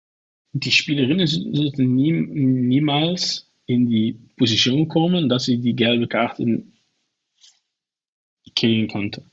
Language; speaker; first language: German; non-native, learner; Dutch